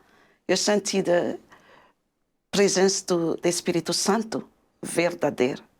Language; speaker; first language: Portuguese; non-native, learner; Malagasy